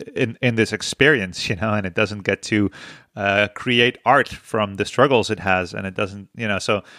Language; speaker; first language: English; non-native, fluent; Dutch